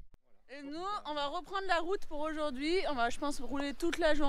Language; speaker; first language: French; native; French